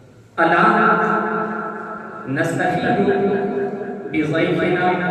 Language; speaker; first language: Arabic; non-native, fluent; Urdu